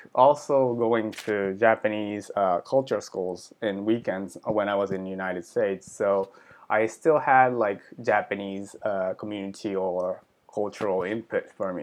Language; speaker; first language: English; early bilingual, other home language; Japanese